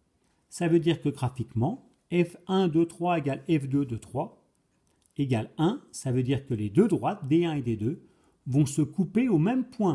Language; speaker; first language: French; native; French